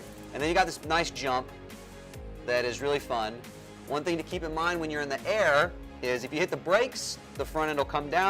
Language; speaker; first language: English; native; English